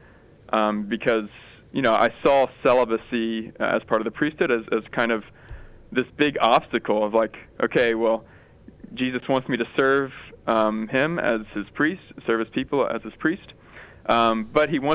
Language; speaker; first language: English; native; English